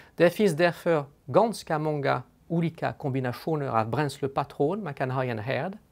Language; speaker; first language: Swedish; non-native, fluent; French